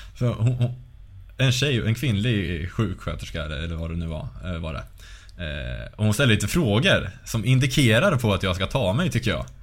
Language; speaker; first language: Swedish; native; Swedish